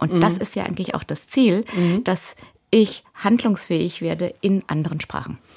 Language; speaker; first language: German; native; German